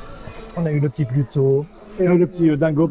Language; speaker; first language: French; native; French